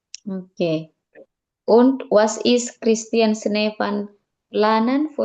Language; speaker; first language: German; non-native, learner; Indonesian